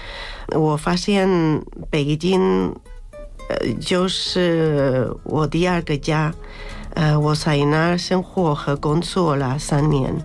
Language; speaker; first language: Chinese; non-native, fluent; Spanish